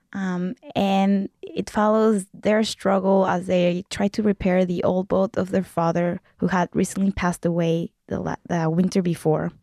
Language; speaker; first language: English; non-native, fluent; Spanish